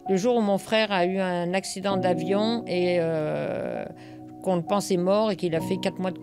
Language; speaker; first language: French; native; French